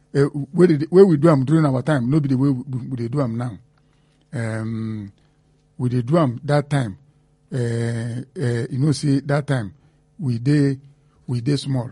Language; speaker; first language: Nigerian Pidgin; non-native, local second language; Igbo